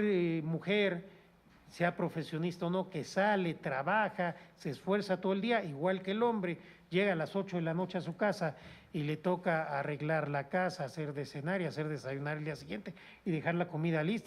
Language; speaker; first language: Spanish; native; Spanish